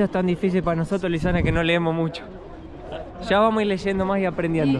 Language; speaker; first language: Spanish; native; Spanish